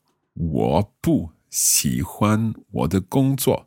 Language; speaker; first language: Chinese; non-native, learner; English